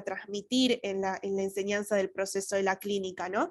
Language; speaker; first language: Spanish; native; Spanish